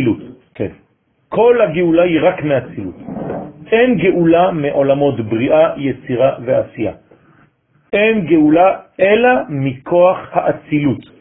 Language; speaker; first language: Hebrew; non-native, fluent; French